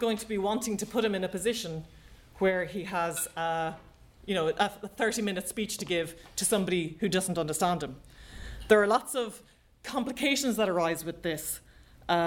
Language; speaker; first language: English; native; English